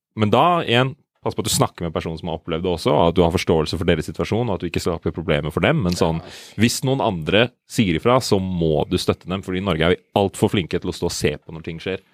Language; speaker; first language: Norwegian; early bilingual, other home language; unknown